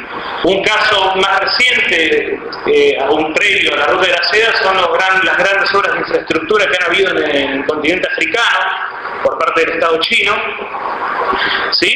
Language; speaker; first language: Spanish; native; Spanish